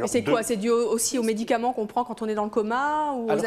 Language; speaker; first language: French; native; French